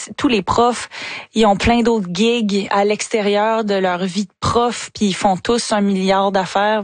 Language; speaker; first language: French; native; French